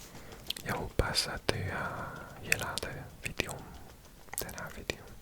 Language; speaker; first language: Swedish; non-native, learner; English